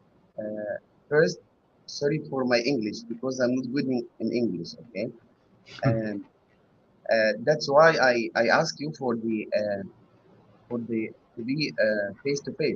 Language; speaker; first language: English; non-native, learner; Arabic